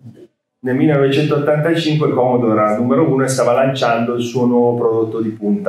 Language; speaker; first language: Italian; native; Italian